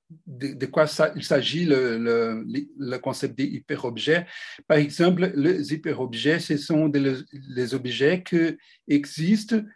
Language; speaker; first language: French; non-native, fluent; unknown